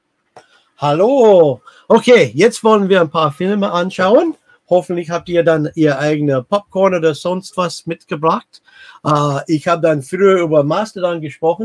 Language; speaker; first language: German; non-native, fluent; English